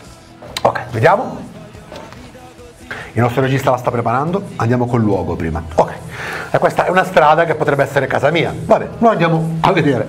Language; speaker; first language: Italian; native; Italian